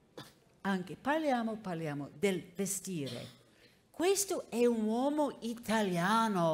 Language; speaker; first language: Italian; non-native, fluent; English